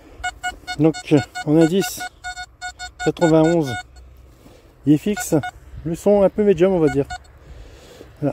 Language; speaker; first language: French; native; French